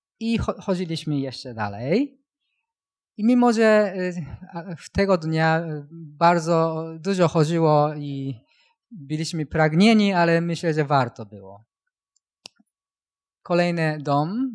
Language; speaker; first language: Polish; non-native, learner; Japanese